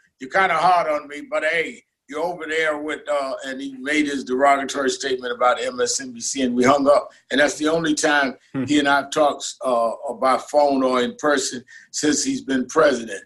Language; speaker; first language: English; native; English